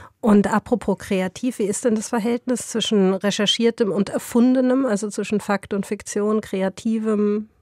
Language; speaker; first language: German; native; German